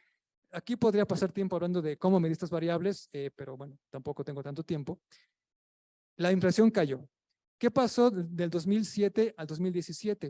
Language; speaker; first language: Spanish; native; Spanish